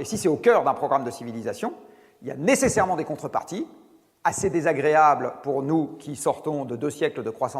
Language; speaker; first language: French; native; French